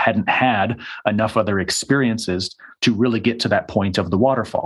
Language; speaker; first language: English; native; English